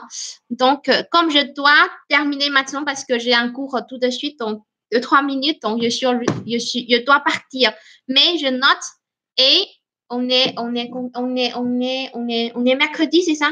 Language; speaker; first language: French; non-native, fluent; Chinese